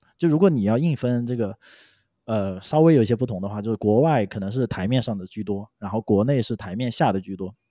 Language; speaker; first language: Chinese; native; Chinese